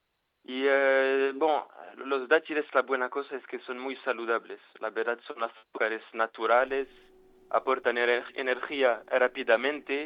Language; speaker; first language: Spanish; non-native, fluent; French